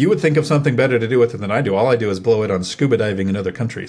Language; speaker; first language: English; native; English